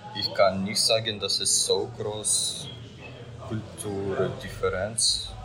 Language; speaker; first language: German; non-native, learner; Ukrainian